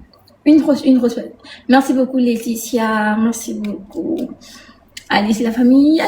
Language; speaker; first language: French; native; French